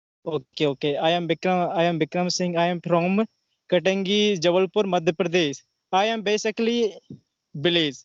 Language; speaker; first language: English; non-native, learner; Hindi